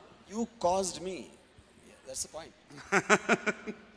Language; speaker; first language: English; non-native, local second language; Telugu